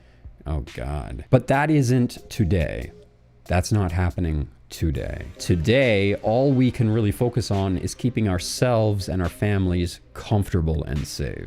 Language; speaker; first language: English; native; English